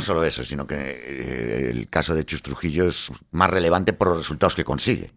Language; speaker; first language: Spanish; native; Spanish